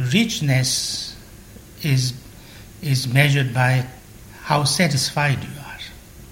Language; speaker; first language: English; non-native, fluent; Chinese